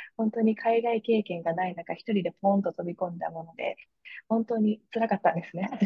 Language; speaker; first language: Japanese; native; Japanese